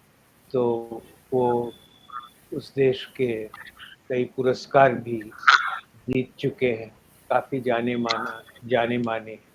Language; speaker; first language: Hindi; non-native, local second language; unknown